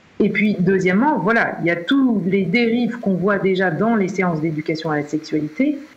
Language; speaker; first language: French; native; French